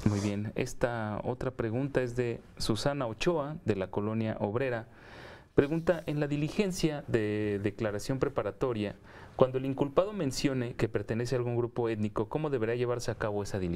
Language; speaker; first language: Spanish; native; Spanish